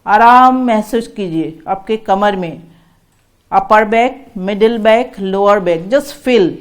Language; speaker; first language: Hindi; non-native, local second language; Assamese